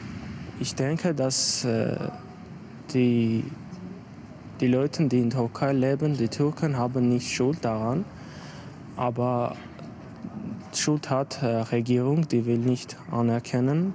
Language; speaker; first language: German; non-native, fluent; Armenian